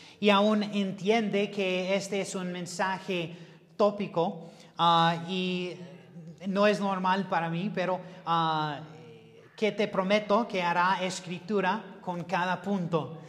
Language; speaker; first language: Spanish; non-native, learner; English